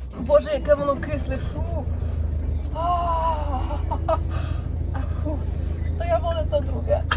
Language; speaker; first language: Ukrainian; native; Ukrainian